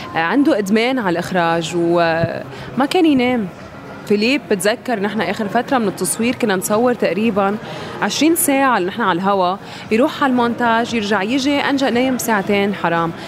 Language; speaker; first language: Arabic; non-native, fluent; English